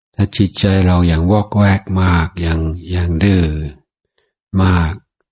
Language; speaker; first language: Thai; non-native, fluent; English